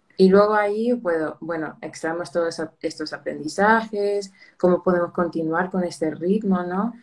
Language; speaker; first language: Spanish; early bilingual, heritage; Spanish